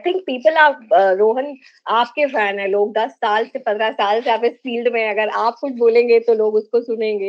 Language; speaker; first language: English; non-native, local second language; Hindi